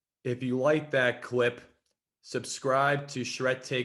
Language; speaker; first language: English; native; English